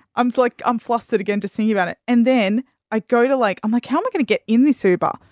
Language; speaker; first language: English; native; English